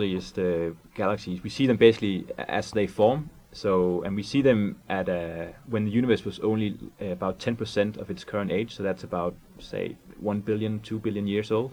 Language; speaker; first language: English; non-native, fluent; Danish